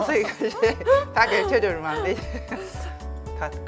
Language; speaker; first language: Korean; native; Korean